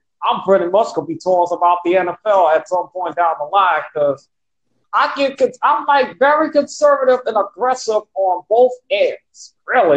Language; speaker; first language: English; native; English